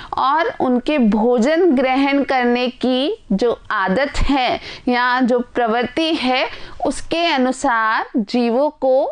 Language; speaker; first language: Hindi; native; Hindi